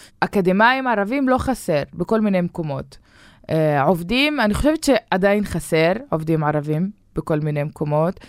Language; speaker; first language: Hebrew; non-native, local second language; Arabic